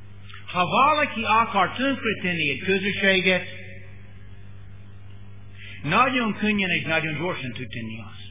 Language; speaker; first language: Hungarian; non-native, learner; English